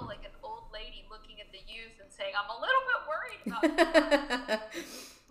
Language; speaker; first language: English; native; English